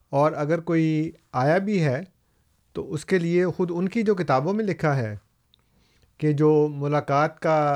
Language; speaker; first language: Urdu; native; Urdu